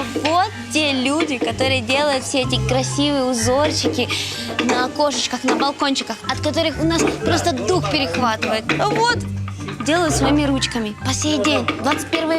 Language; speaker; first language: Russian; native; Russian